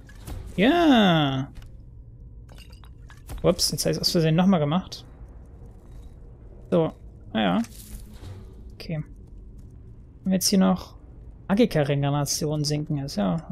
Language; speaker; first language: German; native; German